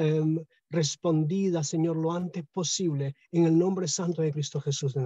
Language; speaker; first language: Spanish; native; Spanish